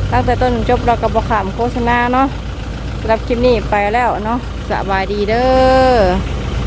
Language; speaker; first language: Thai; native; Thai